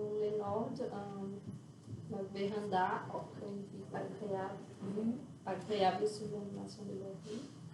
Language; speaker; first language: French; non-native, learner; Portuguese